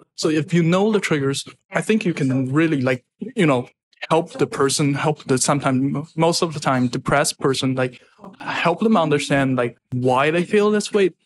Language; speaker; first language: English; non-native, fluent; Chinese